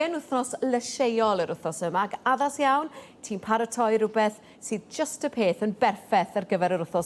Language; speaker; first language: Welsh; native; Welsh